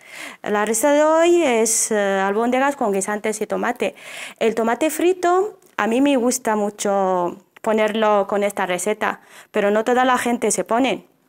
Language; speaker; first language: Spanish; non-native, fluent; Arabic